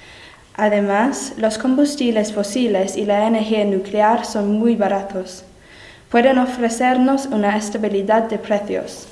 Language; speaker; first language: Spanish; non-native, learner; English